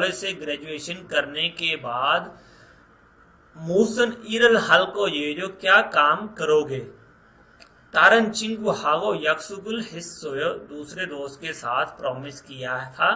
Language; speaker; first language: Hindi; non-native, local second language; Punjabi